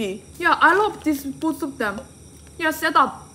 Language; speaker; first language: English; non-native, learner; Korean